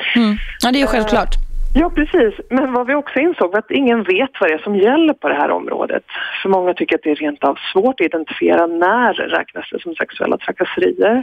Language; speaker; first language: Swedish; native; Swedish